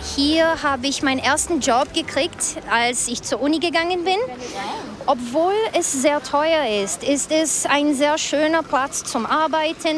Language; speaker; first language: German; early bilingual, other home language; Portuguese